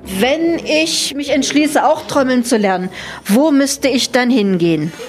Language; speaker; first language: German; native; German